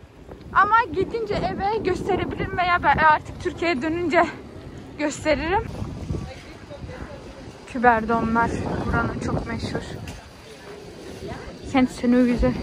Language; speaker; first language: Turkish; early bilingual, heritage; Turkish